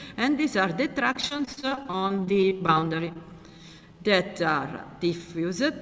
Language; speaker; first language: English; non-native, fluent; Italian